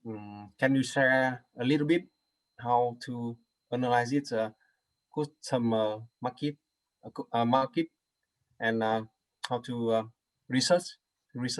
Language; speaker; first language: English; non-native, learner; Vietnamese